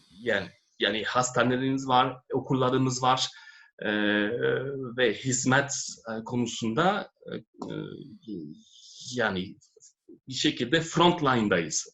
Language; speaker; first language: Turkish; non-native, fluent; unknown